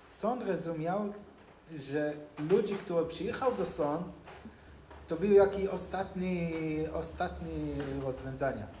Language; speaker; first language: Polish; non-native, learner; Hebrew